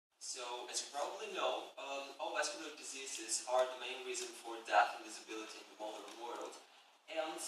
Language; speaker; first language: English; non-native, fluent; Bulgarian